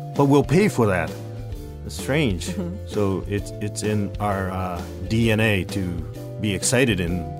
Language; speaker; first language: English; early bilingual, other home language; Japanese